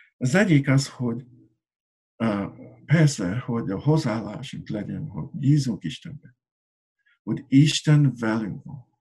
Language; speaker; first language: Hungarian; non-native, learner; English